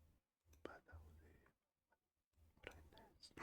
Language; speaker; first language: Basque; non-native, learner; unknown